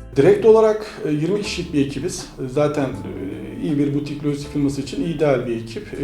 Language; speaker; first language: Turkish; native; Turkish